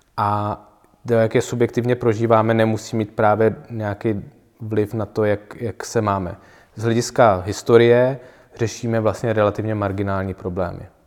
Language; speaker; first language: Czech; native; Czech